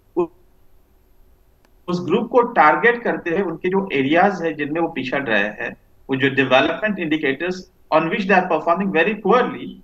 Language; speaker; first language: Hindi; non-native, local second language; Marathi